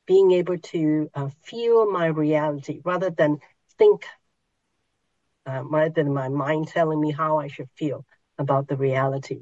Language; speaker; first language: English; non-native, local second language; Cantonese